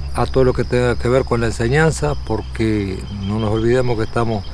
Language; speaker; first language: Spanish; native; Spanish